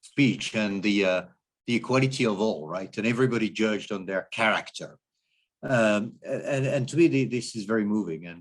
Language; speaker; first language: English; non-native, fluent; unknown